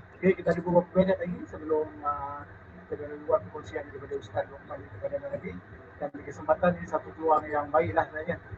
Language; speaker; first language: Malay; native; Malay